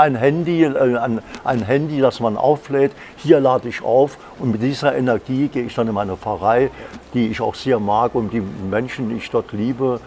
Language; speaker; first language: German; native; German